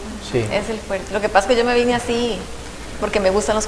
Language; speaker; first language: Spanish; native; Spanish